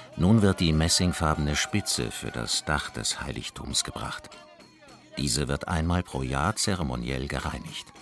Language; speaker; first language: German; native; German